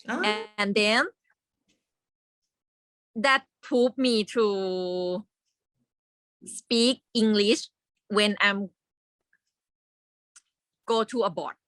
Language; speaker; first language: English; non-native, learner; Thai